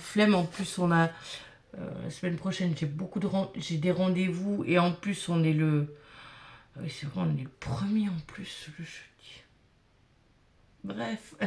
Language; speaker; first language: French; native; French